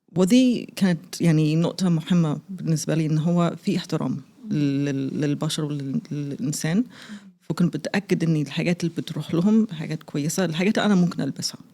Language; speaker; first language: Egyptian Arabic; early bilingual, heritage; Arabic